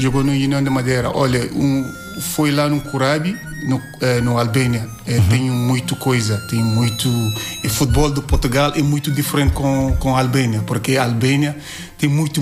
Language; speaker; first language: Portuguese; non-native, learner; Hausa